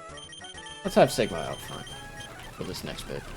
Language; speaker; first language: English; native; English